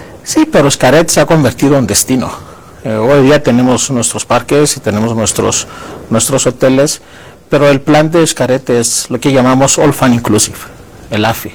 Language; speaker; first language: Spanish; non-native, fluent; Greek